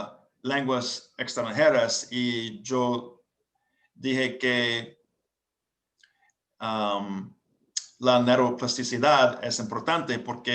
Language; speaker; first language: Spanish; non-native, learner; English